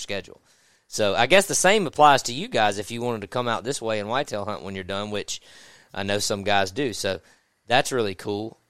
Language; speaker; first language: English; native; English